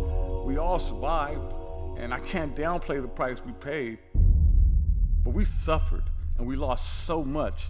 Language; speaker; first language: English; native; English